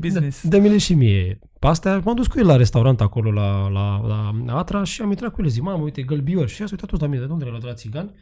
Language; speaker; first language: Romanian; native; Romanian